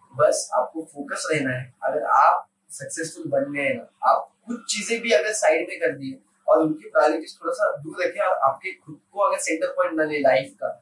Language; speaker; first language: Hindi; non-native, local second language; Marathi